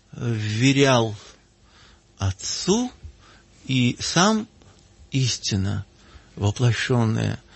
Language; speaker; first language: Russian; native; Russian